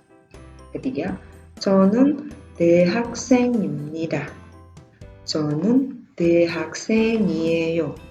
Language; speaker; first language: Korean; non-native, fluent; Indonesian